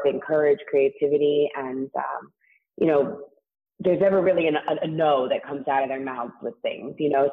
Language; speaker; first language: English; native; English